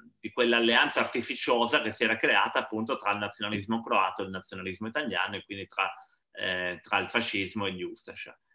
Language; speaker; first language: Italian; native; Italian